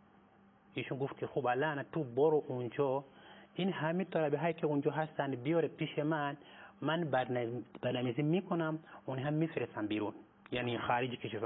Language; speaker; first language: Persian; non-native, fluent; Nyanja